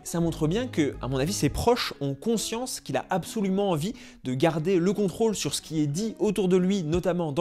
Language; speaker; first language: French; native; French